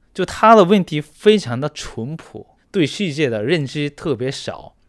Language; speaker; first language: Chinese; non-native, fluent; Japanese